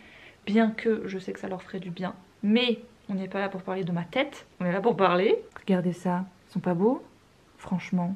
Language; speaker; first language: French; native; French